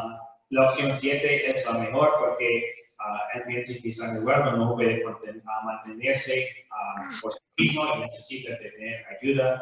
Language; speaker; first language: Spanish; non-native, fluent; English